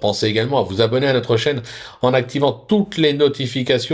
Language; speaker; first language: French; native; French